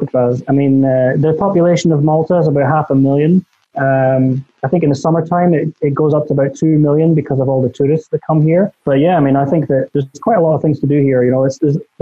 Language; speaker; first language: English; native; English